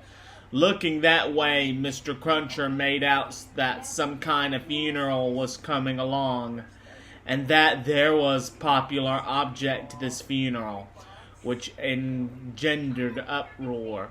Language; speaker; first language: English; native; English